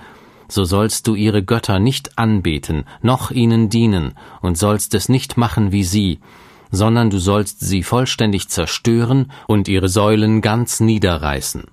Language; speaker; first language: German; native; German